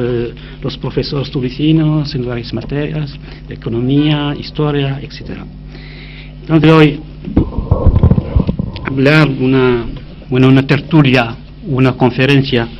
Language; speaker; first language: Spanish; non-native, fluent; Arabic